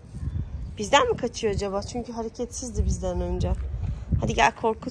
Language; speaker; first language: Turkish; native; Turkish